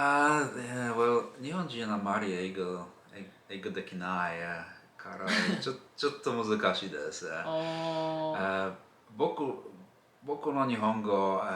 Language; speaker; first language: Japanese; non-native, learner; Polish